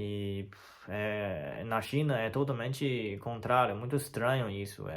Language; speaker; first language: Portuguese; non-native, fluent; Chinese